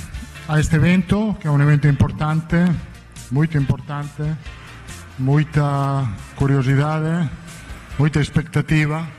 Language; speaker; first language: Portuguese; non-native, learner; Italian